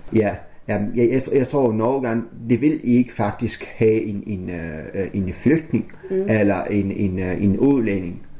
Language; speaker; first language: Danish; non-native, learner; Arabic